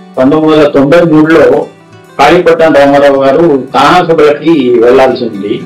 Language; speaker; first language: Telugu; early bilingual, heritage; Telugu